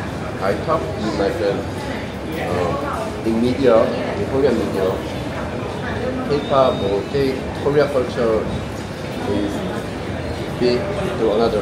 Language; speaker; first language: English; non-native, learner; Korean